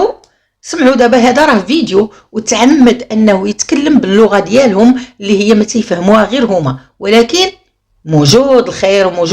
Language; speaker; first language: Arabic; native; Arabic